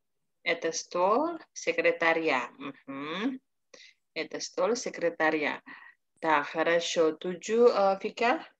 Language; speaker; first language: Russian; non-native, fluent; Indonesian